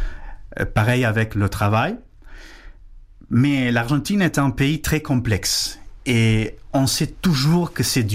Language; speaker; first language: French; non-native, fluent; Spanish